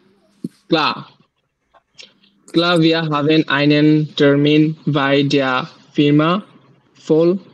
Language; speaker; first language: German; non-native, learner; Bangla